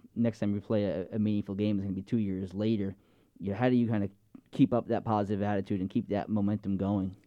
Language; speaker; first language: English; native; English